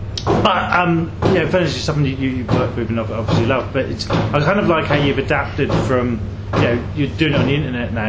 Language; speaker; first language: English; native; English